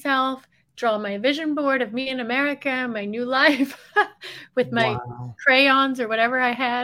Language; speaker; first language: English; native; English